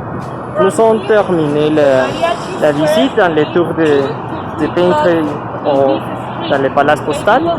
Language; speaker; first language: French; non-native, learner; Spanish